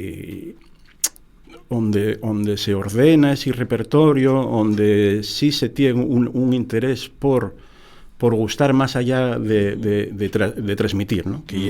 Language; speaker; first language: Spanish; native; Spanish